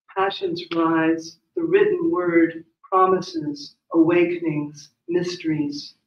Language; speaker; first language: English; native; English